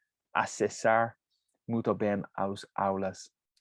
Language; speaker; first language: Portuguese; non-native, fluent; English